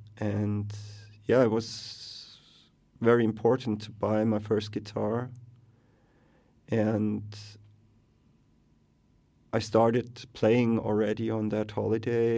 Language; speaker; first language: English; non-native, fluent; German